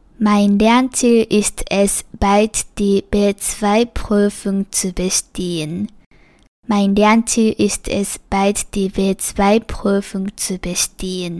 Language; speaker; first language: German; non-native, fluent; Japanese